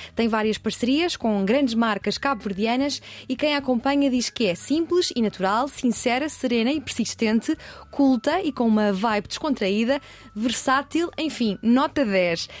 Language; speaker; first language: Portuguese; native; Portuguese